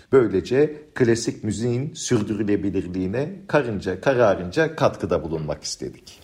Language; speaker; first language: Turkish; native; Turkish